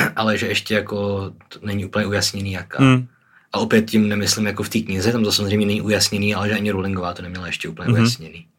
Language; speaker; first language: Czech; native; Czech